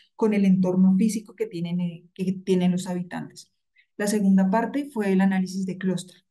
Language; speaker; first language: Spanish; native; Spanish